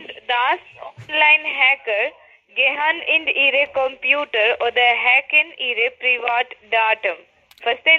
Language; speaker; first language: German; non-native, learner; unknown